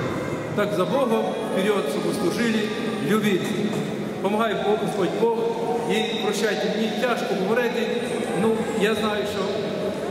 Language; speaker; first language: Russian; non-native, local second language; Ukrainian